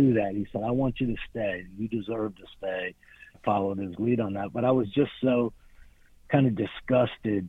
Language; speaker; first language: English; native; English